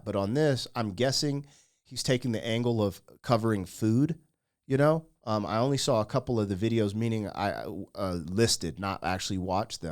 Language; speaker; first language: English; native; English